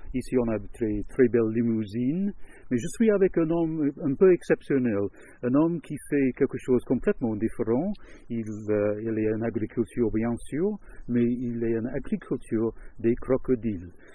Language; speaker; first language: French; non-native, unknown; English